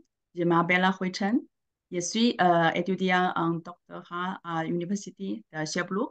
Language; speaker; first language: French; non-native, learner; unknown